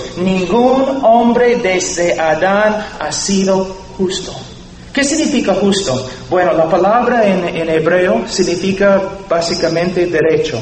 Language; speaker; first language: Spanish; non-native, fluent; English